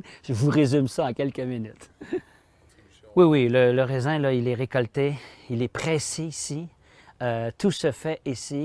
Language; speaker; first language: French; native; French